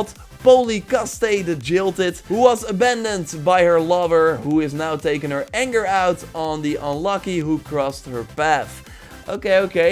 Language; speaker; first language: English; non-native, fluent; Dutch